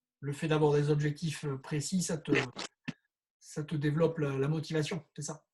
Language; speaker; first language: French; native; French